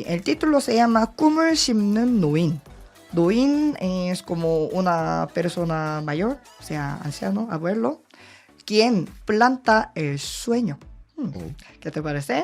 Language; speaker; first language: Spanish; non-native, learner; Korean